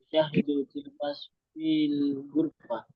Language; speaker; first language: Arabic; non-native, learner; Indonesian